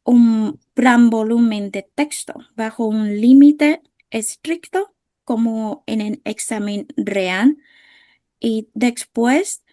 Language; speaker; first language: Spanish; non-native, fluent; Vietnamese